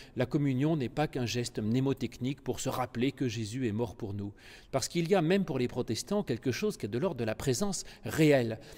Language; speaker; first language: French; native; French